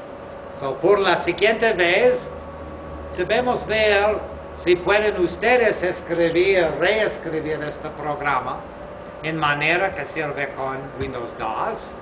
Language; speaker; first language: Spanish; non-native, fluent; English